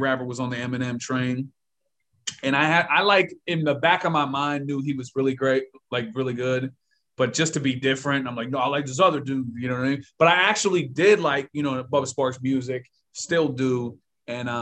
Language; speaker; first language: English; native; English